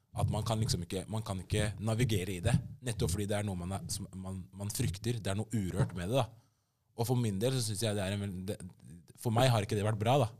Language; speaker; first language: Norwegian; early bilingual, other home language; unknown